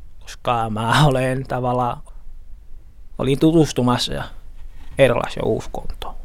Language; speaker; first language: Finnish; non-native, learner; Portuguese